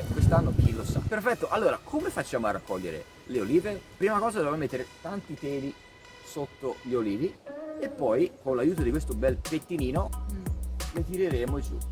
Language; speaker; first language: Italian; native; Italian